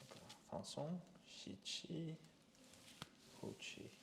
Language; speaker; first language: Chinese; non-native, fluent; English